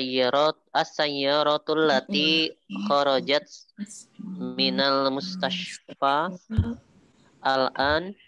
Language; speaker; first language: Arabic; non-native, learner; Indonesian